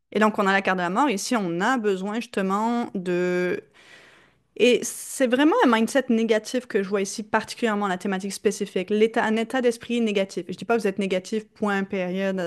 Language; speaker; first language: French; native; French